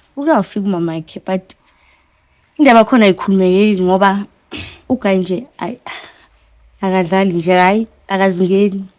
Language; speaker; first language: Zulu; native; Zulu